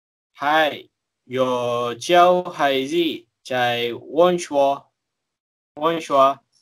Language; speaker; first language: Chinese; non-native, learner; Malay